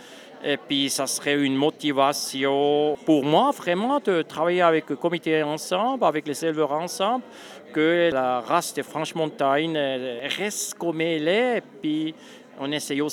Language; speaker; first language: French; non-native, local second language; Swiss German